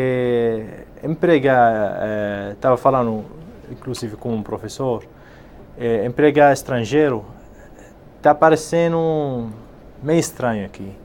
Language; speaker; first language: Portuguese; non-native, fluent; Arabic